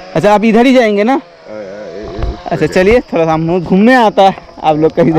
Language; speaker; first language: Hindi; non-native, local second language; Bangla